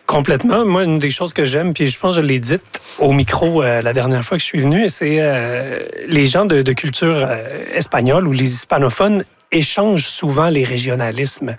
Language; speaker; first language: French; native; French